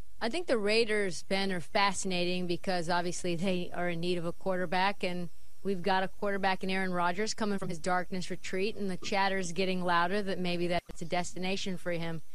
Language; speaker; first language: English; native; English